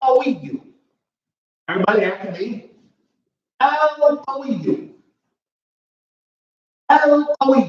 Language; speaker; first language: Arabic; non-native, fluent; English